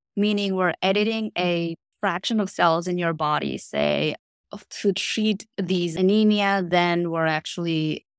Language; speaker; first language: English; non-native, fluent; Korean